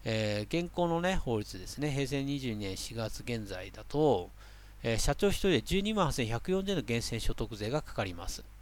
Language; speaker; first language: Japanese; native; Japanese